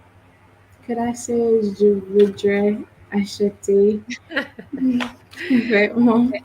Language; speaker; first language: French; non-native, learner; English